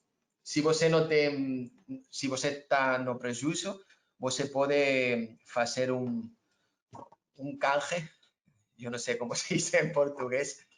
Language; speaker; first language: Portuguese; non-native, learner; Spanish